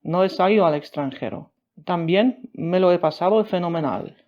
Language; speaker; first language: Spanish; non-native, fluent; Polish